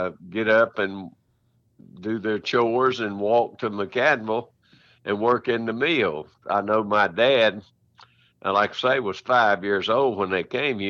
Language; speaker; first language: English; native; English